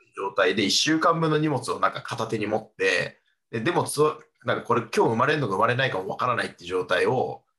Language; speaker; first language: Japanese; non-native, fluent; Chinese